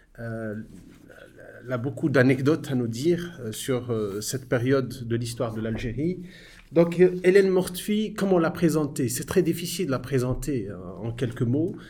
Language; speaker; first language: French; non-native, local second language; Arabic